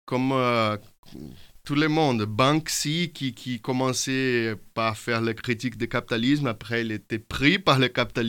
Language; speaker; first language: French; non-native, fluent; Portuguese